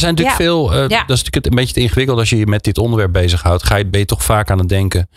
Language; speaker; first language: Dutch; native; Dutch